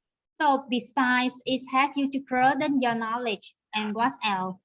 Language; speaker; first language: English; non-native, learner; Vietnamese